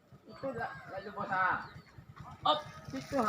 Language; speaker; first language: Indonesian; non-native, local second language; Minangkabau